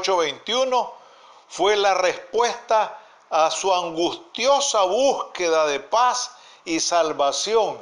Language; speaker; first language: Spanish; native; Spanish